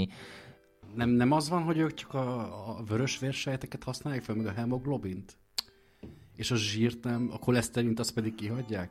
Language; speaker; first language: Hungarian; native; Hungarian